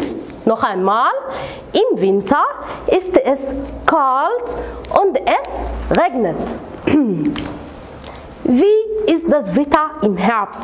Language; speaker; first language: German; non-native, fluent; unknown